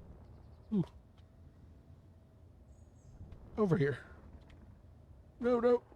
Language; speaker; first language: English; native; English